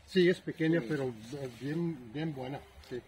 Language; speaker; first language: Spanish; non-native, fluent; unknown